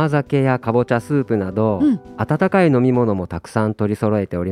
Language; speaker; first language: Japanese; native; Japanese